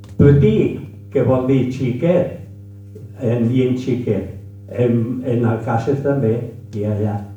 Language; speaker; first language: Catalan; early bilingual, heritage; French